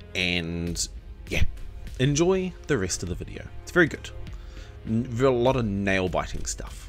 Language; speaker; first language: English; native; English